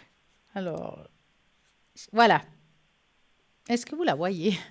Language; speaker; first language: French; native; French